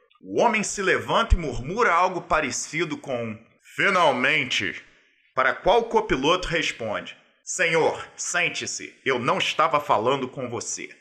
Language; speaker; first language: Portuguese; native; Portuguese